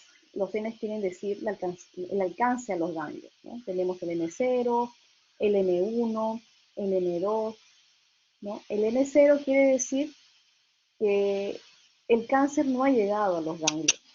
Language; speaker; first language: Spanish; native; Spanish